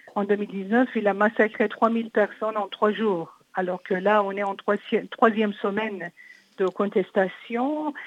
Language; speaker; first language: French; non-native, fluent; Persian